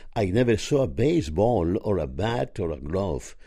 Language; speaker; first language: English; non-native, fluent; Spanish